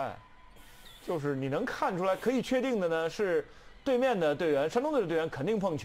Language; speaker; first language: Chinese; native; Chinese